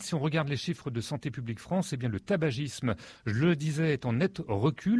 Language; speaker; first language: French; native; French